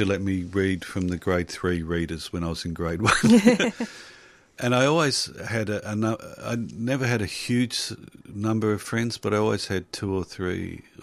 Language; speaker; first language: English; native; English